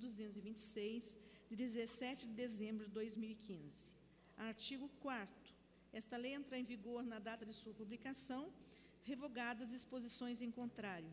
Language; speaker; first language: Portuguese; native; Portuguese